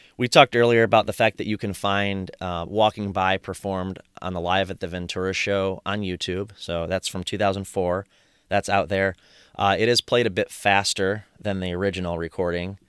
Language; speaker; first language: English; native; English